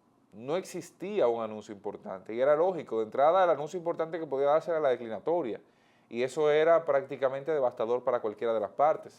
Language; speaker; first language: Spanish; native; Spanish